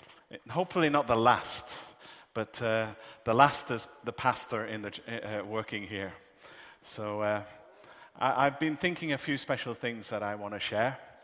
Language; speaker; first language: English; native; English